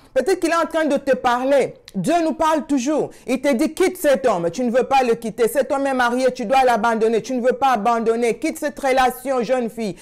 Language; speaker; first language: French; non-native, local second language; Swahili